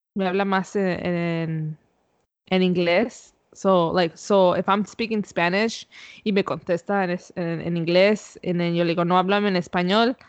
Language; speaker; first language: Spanish; early bilingual, heritage; Spanish